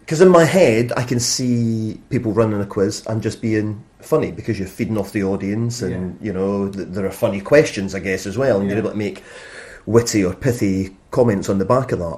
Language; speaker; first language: English; native; English